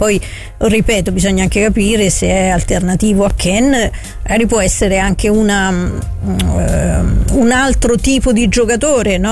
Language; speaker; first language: Italian; native; Italian